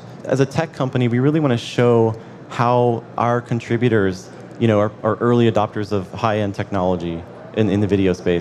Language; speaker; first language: English; native; English